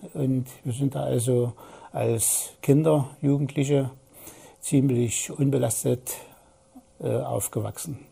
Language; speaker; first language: German; native; German